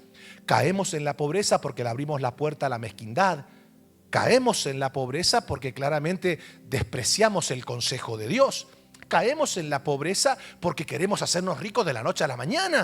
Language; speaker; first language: Spanish; native; Spanish